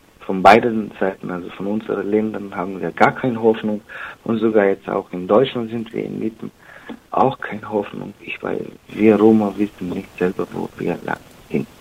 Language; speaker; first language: German; non-native, learner; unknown